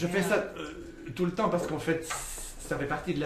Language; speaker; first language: French; native; French